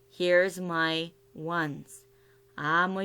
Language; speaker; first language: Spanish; non-native, learner; English